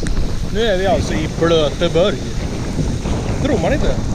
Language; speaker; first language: Swedish; native; Swedish